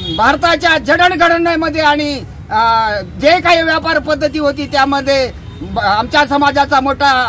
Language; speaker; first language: Marathi; non-native, local second language; Lambadi